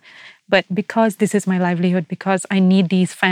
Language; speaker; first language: English; native; English